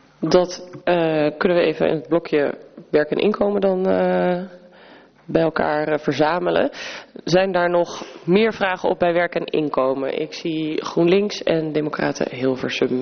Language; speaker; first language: Dutch; native; Dutch